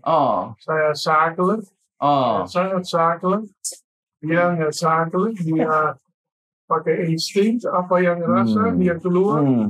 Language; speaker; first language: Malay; non-native, learner; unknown